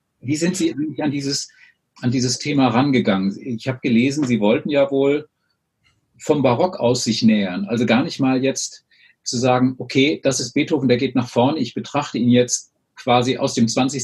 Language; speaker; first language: German; native; German